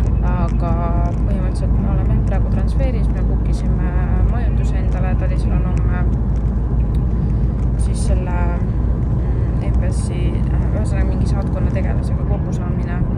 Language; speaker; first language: Estonian; native; Estonian